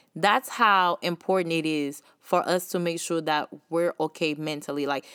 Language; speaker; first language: English; early bilingual, other home language; Haitian Creole